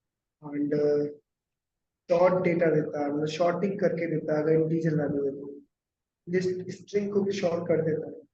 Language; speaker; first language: Hindi; native; Hindi